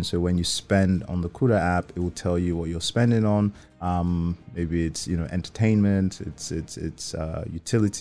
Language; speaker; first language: English; non-native, local second language; Yoruba